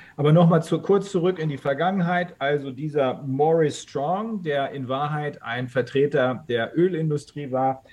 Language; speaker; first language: German; native; German